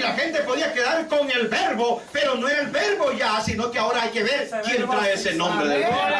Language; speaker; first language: Spanish; native; Spanish